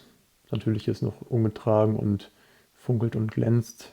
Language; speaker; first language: German; native; German